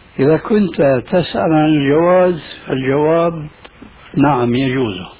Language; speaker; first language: Arabic; early bilingual, other home language; Albanian